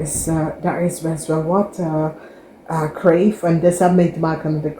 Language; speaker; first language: Dutch; non-native, fluent; English